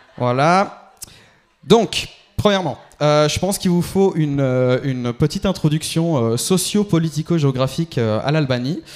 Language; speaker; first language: French; early bilingual, other home language; Albanian